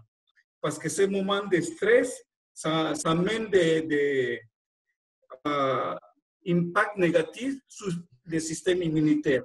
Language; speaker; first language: French; non-native, fluent; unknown